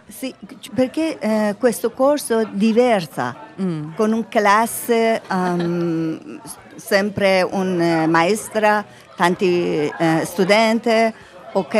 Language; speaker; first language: Italian; non-native, learner; Persian